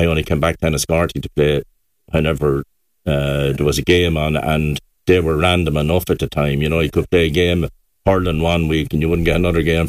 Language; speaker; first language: English; native; English